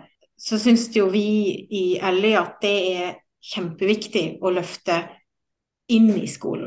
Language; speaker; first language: Norwegian; native; Norwegian